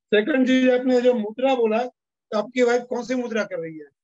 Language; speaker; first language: Hindi; non-native, local second language; Gujarati